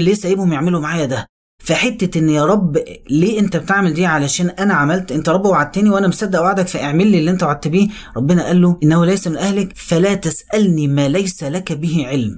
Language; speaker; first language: Arabic; native; Arabic